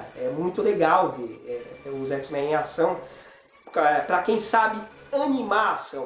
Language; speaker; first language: Portuguese; native; Portuguese